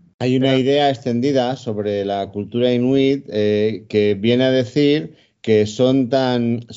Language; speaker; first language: Spanish; native; Spanish